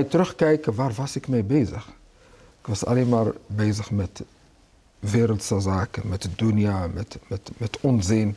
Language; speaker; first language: Dutch; early bilingual, other home language; Arabic